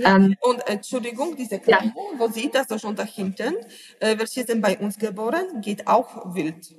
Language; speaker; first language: German; non-native, learner; Polish